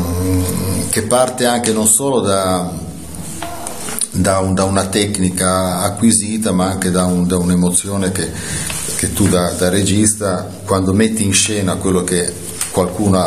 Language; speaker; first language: Italian; native; Italian